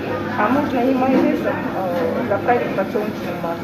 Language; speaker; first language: Russian; native; Russian